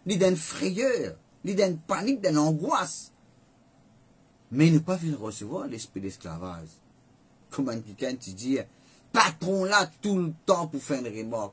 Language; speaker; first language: French; non-native, learner; Morisyen